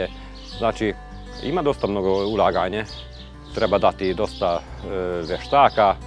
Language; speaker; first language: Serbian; non-native, local second language; Hungarian